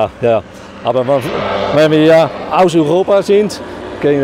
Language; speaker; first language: German; non-native, learner; Dutch